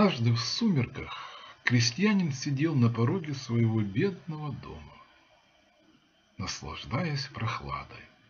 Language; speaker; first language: Russian; native; Russian